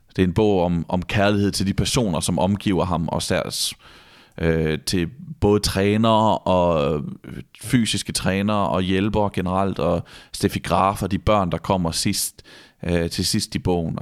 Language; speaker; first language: Danish; native; Danish